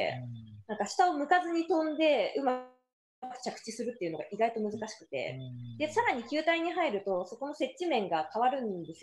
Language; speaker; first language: Japanese; native; Japanese